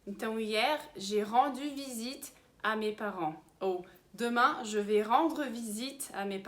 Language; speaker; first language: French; early bilingual, heritage; Portuguese